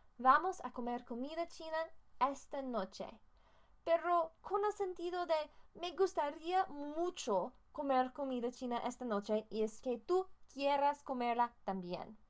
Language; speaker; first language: Spanish; non-native, learner; English